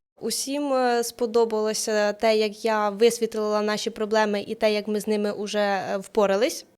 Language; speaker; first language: Ukrainian; native; Ukrainian